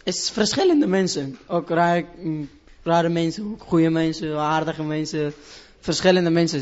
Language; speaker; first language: Dutch; non-native, learner; Persian